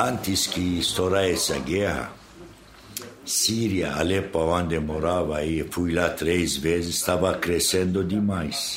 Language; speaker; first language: Portuguese; non-native, fluent; Arabic